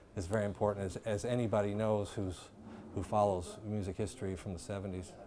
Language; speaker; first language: English; native; English